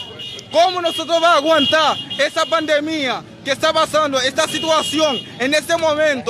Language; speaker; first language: Spanish; non-native, fluent; Haitian Creole